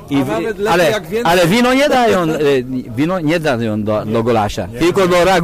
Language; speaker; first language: Polish; non-native, learner; Hungarian